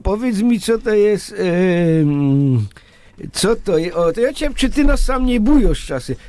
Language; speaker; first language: Polish; native; Polish